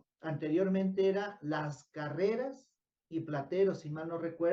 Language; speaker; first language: Spanish; native; Spanish